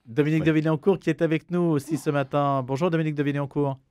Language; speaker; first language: French; native; French